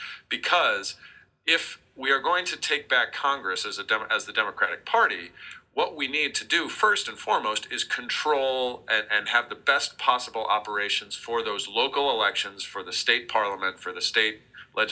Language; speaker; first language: English; native; English